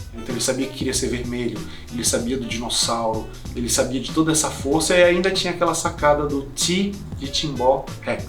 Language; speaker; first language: Portuguese; native; Portuguese